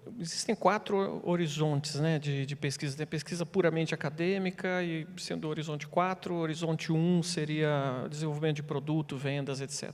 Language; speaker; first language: Portuguese; native; Portuguese